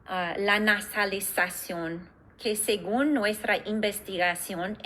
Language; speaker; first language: Spanish; non-native, fluent; English